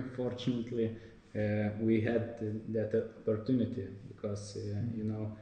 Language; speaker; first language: English; non-native, fluent; Lithuanian